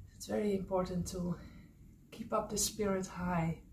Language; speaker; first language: English; non-native, fluent; Dutch